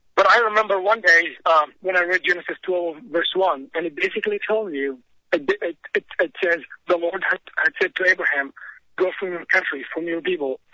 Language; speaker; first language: English; non-native, fluent; Arabic